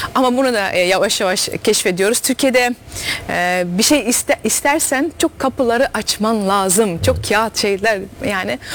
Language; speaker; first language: Turkish; early bilingual, heritage; Turkish